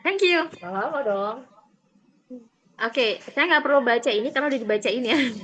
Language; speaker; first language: Indonesian; native; Indonesian